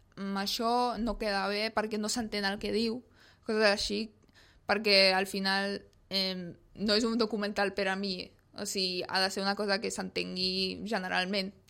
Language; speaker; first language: Catalan; early bilingual, other home language; Polish